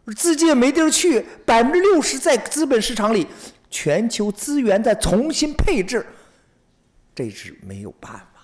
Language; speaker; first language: Chinese; native; Chinese